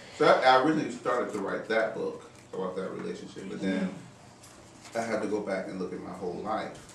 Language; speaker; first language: English; native; English